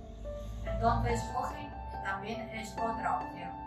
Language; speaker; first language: Spanish; non-native, learner; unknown